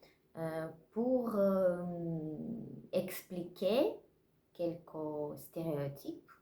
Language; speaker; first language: French; non-native, learner; Russian